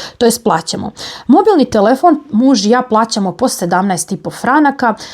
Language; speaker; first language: Bosnian; native; Bosnian